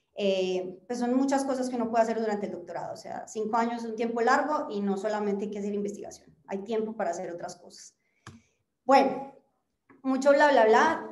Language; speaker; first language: Spanish; native; Spanish